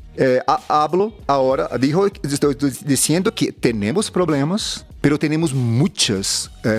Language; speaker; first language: Spanish; non-native, learner; Portuguese